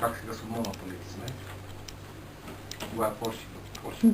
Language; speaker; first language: Bulgarian; non-native, learner; Finnish